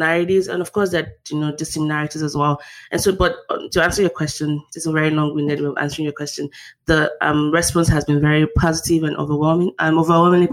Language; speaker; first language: English; non-native, local second language; Yoruba